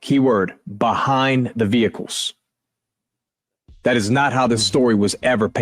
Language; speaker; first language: English; native; English